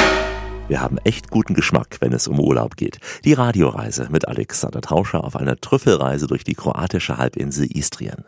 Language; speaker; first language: German; native; German